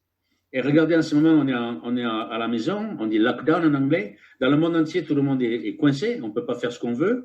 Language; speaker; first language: French; native; French